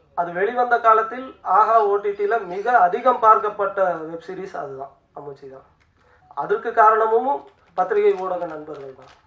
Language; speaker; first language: Tamil; native; Tamil